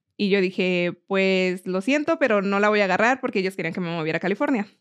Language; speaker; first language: Spanish; native; Spanish